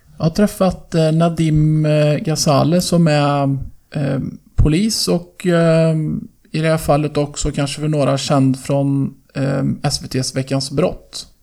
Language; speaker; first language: Swedish; native; Swedish